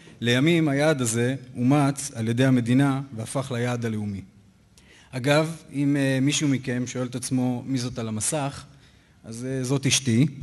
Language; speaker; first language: Hebrew; native; Hebrew